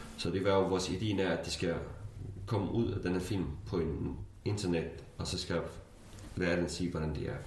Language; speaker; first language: Danish; non-native, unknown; Kurdish